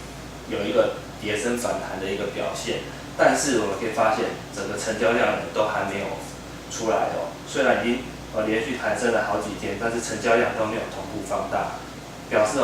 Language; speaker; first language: Chinese; native; Chinese